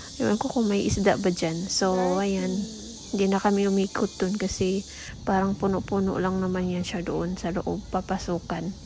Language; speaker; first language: Filipino; non-native, local second language; Cebuano